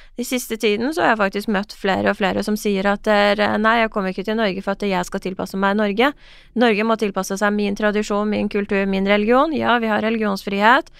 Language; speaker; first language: Norwegian; early bilingual, other home language; Persian